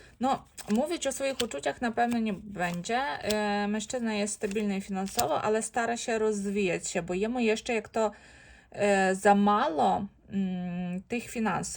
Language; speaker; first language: Polish; non-native, fluent; Ukrainian